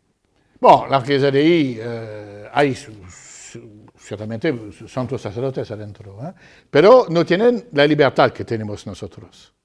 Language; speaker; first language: Spanish; non-native, fluent; French